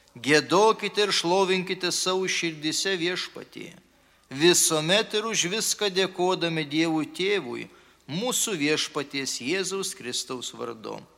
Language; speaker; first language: Lithuanian; native; Lithuanian